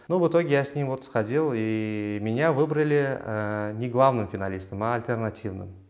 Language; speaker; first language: Russian; non-native, local second language; Uzbek